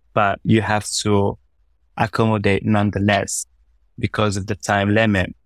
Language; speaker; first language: English; non-native, fluent; Arabic